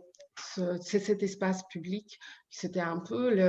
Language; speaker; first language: French; non-native, learner; Ukrainian